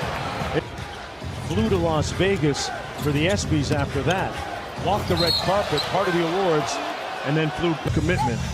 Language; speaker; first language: English; native; English